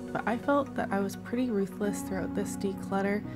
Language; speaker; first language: English; native; English